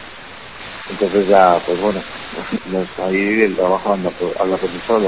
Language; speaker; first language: Spanish; native; Spanish